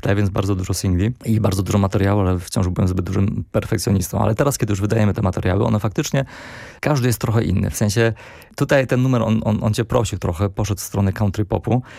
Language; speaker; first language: Polish; early bilingual, heritage; Polish